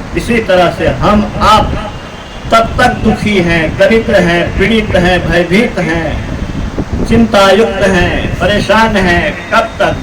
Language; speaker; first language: Hindi; native; Hindi